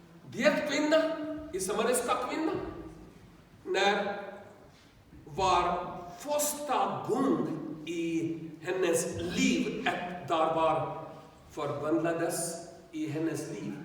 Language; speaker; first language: Swedish; non-native, learner; Urdu